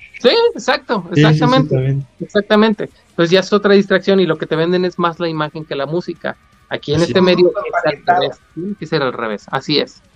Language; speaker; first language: Spanish; native; Spanish